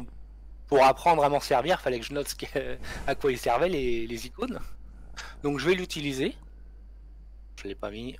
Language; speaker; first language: French; native; French